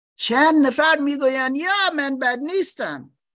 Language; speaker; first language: Persian; non-native, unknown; English